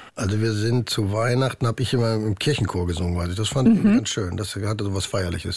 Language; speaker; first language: German; native; German